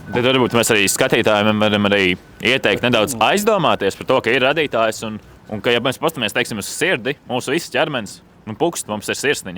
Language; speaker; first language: Latvian; native; Latvian